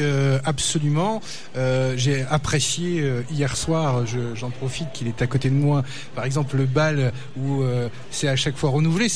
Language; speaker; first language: French; native; French